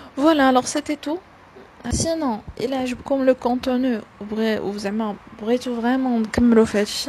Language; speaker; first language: French; non-native, local second language; Arabic